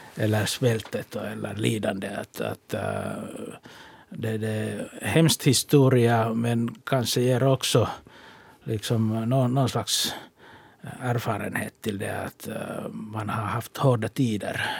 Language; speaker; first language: Swedish; non-native, local second language; Finnish